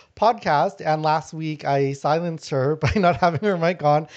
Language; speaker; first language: English; non-native, fluent; Lao